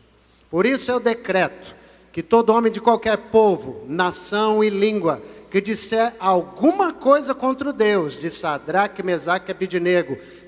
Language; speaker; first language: Portuguese; native; Portuguese